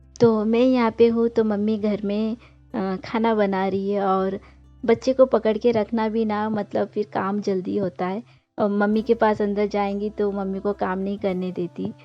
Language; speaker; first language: Hindi; non-native, local second language; Bangla